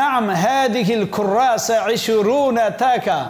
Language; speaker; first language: Arabic; non-native, fluent; Bangla